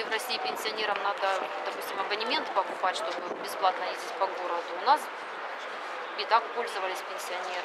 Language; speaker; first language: Russian; native; Russian